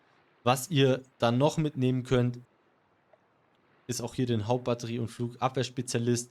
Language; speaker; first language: German; native; German